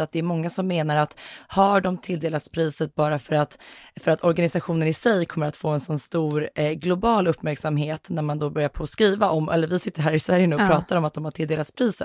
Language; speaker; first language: Swedish; native; Swedish